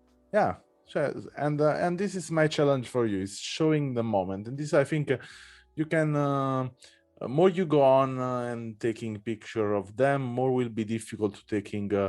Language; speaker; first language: English; non-native, fluent; Italian